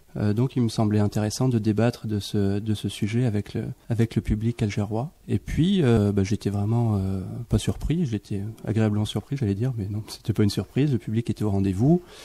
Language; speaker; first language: French; native; French